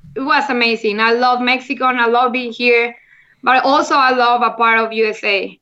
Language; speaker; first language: English; non-native, learner; Spanish